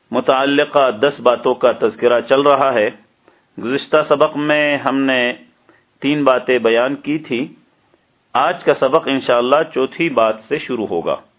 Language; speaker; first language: Urdu; native; Urdu